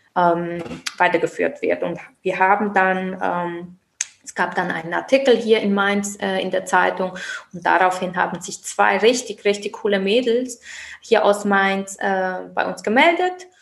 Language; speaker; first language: German; native; German